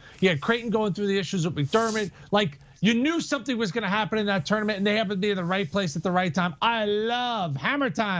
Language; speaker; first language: English; native; English